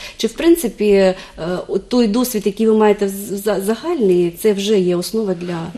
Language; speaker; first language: Ukrainian; native; Ukrainian